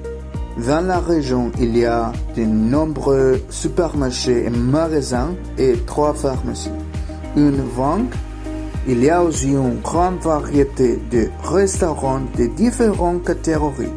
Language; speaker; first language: French; non-native, learner; Spanish